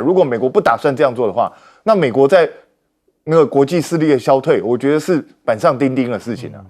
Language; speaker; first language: Chinese; native; Chinese